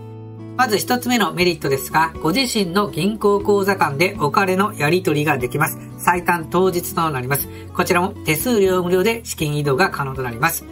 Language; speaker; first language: Japanese; native; Japanese